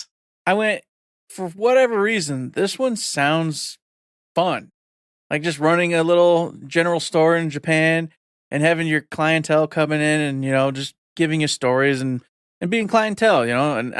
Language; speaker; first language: English; native; English